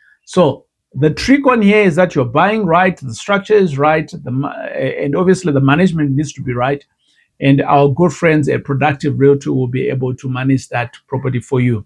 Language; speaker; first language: English; non-native, local second language; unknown